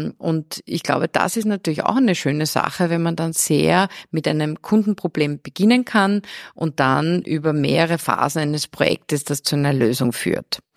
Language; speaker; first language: German; early bilingual, heritage; German